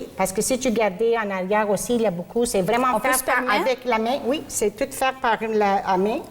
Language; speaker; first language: French; non-native, local second language; Greek